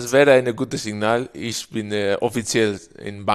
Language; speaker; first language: German; non-native, fluent; Spanish